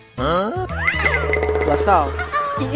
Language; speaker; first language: Vietnamese; non-native, learner; Russian